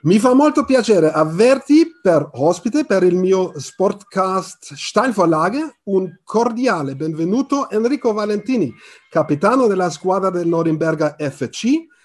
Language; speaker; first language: Italian; non-native, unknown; German